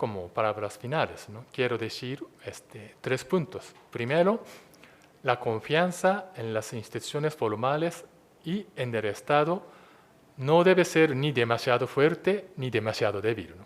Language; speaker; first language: Spanish; non-native, fluent; Japanese